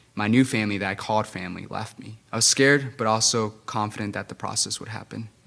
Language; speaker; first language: English; non-native, fluent; Spanish